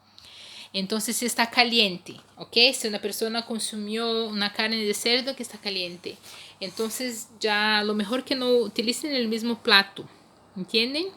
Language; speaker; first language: Spanish; non-native, fluent; Portuguese